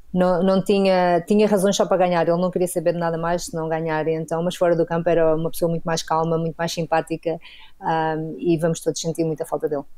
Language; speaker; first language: Portuguese; native; Portuguese